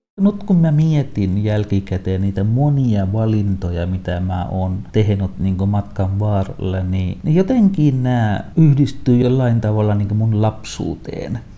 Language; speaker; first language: Finnish; non-native, fluent; Tamil